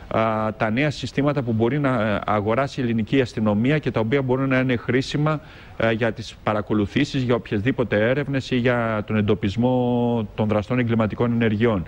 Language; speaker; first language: Greek; native; Greek